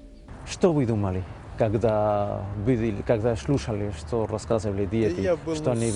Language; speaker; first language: Russian; non-native, fluent; Spanish